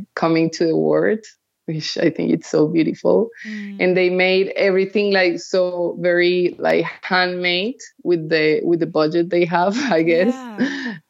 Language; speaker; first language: English; early bilingual, other home language; Spanish